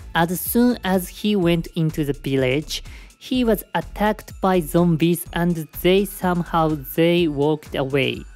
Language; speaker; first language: English; non-native, learner; Japanese